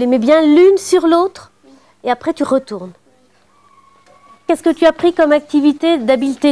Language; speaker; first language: French; native; French